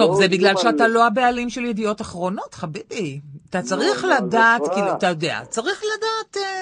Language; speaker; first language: Hebrew; native; Hebrew